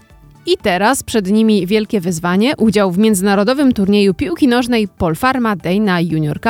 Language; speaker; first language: Polish; native; Polish